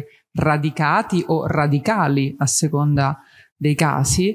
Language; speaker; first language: Italian; native; Italian